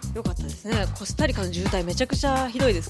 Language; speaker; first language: Japanese; native; Japanese